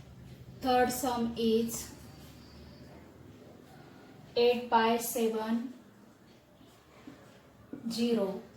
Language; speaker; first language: English; non-native, local second language; Marathi